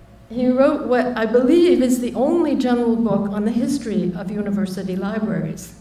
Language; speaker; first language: English; native; English